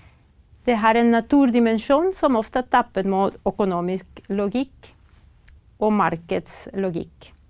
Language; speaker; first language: Norwegian; non-native, fluent; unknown